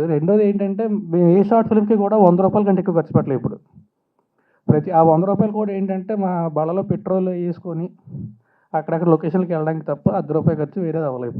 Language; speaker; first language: Telugu; native; Telugu